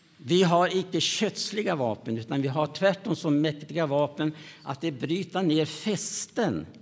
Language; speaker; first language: Swedish; native; Swedish